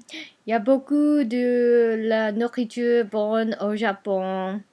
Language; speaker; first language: French; non-native, learner; Japanese